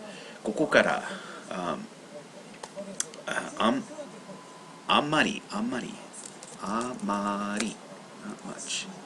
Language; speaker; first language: Japanese; non-native, learner; English